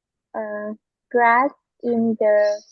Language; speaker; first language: English; non-native, learner; Vietnamese